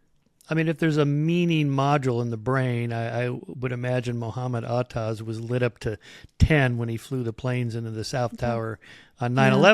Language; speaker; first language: English; native; English